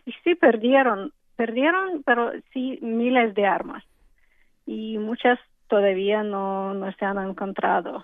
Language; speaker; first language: Spanish; non-native, fluent; English